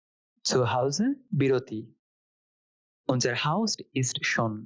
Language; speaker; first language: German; non-native, fluent; Bangla